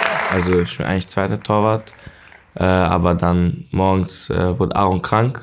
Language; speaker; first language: German; native; German